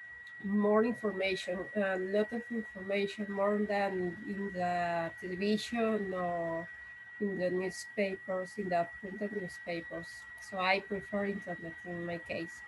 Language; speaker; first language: English; non-native, learner; Spanish